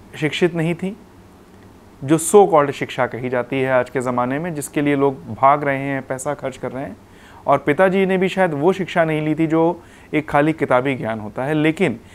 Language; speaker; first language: Hindi; non-native, local second language; Punjabi